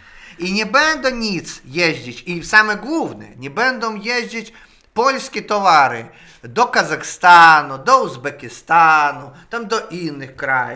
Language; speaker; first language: Polish; non-native, fluent; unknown